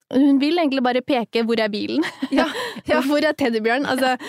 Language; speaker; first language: Norwegian; early bilingual, other home language; Somali